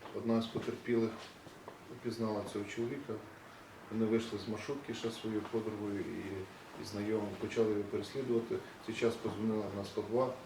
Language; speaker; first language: Ukrainian; native; Ukrainian